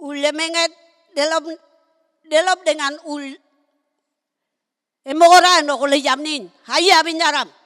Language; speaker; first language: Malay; non-native, local second language; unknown